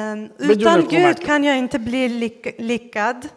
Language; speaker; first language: Swedish; non-native, fluent; Persian